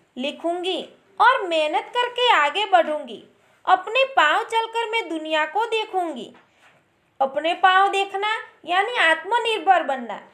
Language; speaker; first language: Hindi; non-native, local second language; Gujarati